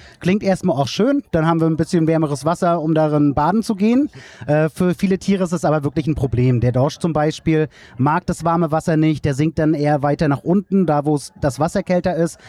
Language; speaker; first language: German; native; German